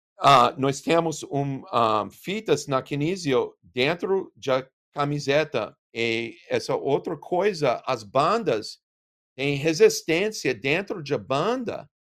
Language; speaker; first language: Portuguese; non-native, learner; English